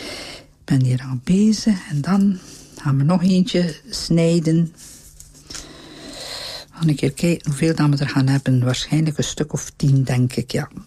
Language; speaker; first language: Dutch; native; Dutch